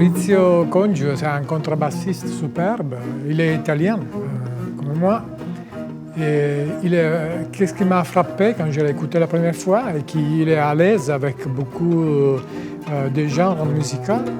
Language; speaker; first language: French; non-native, fluent; Italian